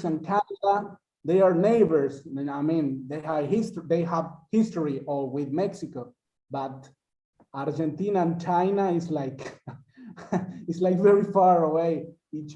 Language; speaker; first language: English; non-native, learner; Spanish